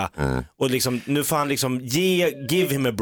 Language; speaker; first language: Swedish; native; Swedish